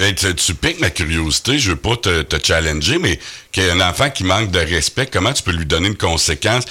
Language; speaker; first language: French; native; French